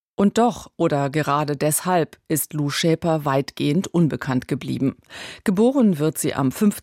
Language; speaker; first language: German; native; German